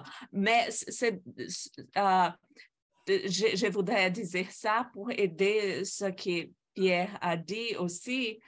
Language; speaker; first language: French; non-native, fluent; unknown